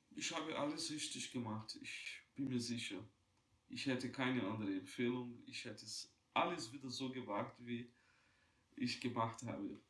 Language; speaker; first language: German; non-native, fluent; Portuguese